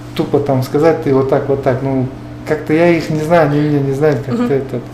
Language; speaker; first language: Russian; non-native, local second language; Kyrgyz